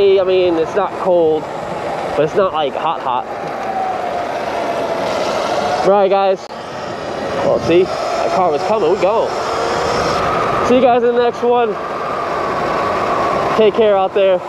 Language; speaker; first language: English; native; English